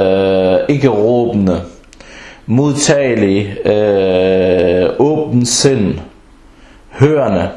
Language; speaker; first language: Danish; early bilingual, other home language; Arabic